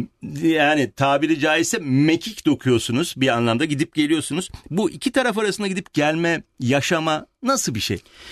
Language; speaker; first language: Turkish; native; Turkish